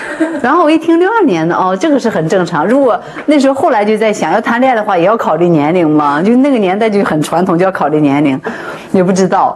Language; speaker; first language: Chinese; native; Chinese